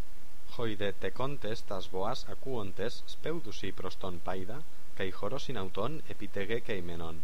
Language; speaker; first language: Greek; non-native, fluent; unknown